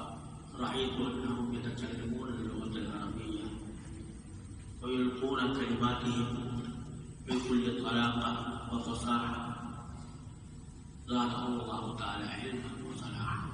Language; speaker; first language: Arabic; non-native, fluent; Urdu